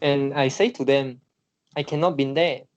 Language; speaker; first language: English; non-native, learner; Chinese